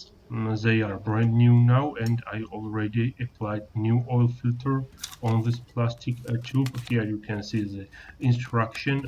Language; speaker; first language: English; non-native, learner; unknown